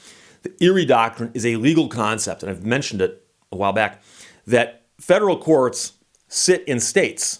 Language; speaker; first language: English; native; English